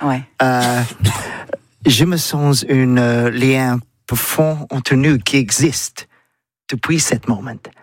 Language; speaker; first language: French; non-native, learner; English